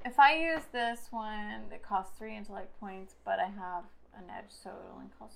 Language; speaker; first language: English; native; English